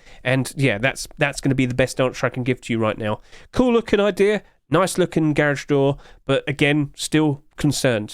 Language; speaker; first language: English; native; English